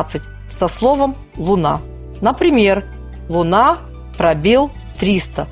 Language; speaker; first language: Russian; native; Russian